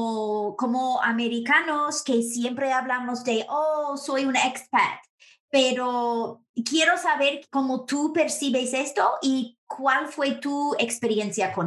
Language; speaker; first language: Spanish; non-native, fluent; English